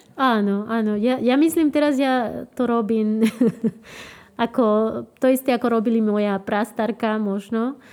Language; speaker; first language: Slovak; non-native, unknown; Spanish